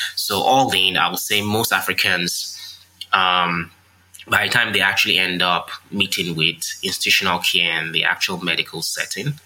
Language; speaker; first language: English; non-native, local second language; Yoruba